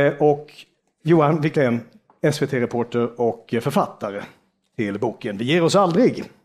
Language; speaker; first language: Swedish; native; Swedish